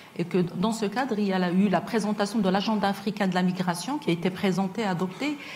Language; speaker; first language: French; non-native, local second language; Arabic